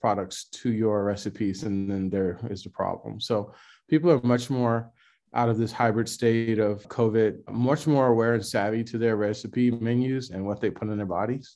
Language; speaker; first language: English; native; English